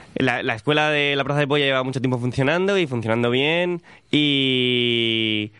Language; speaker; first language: Spanish; native; Spanish